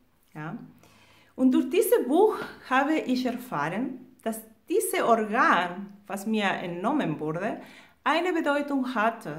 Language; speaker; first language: German; non-native, fluent; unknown